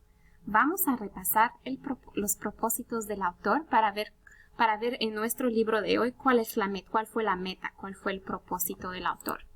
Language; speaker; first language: Spanish; early bilingual, heritage; Spanish